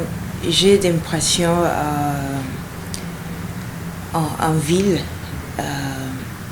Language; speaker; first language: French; non-native, learner; Yoruba